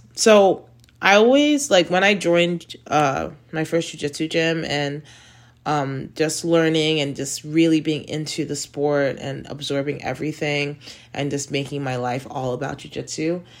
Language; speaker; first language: English; native; English